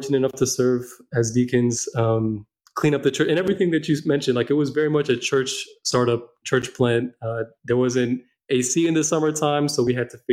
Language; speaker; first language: English; non-native, local second language; Amharic